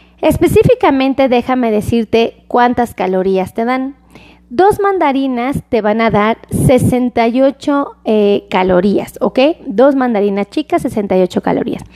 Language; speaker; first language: Spanish; native; Spanish